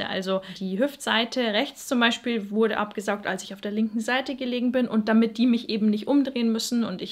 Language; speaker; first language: German; native; German